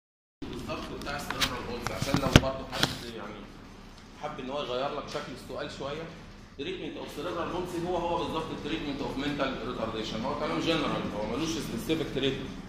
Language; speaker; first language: Arabic; native; Arabic